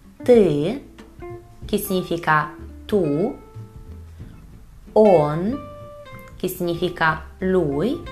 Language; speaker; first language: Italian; non-native, fluent; Russian